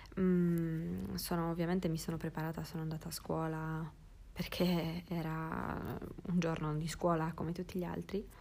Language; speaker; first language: Italian; native; Italian